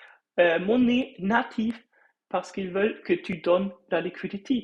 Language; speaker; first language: French; non-native, fluent; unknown